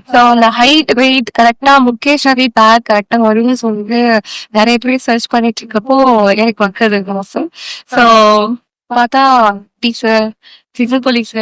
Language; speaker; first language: Tamil; non-native, local second language; Malayalam